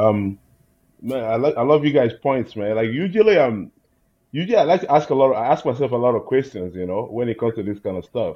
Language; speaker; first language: English; non-native, local second language; Igbo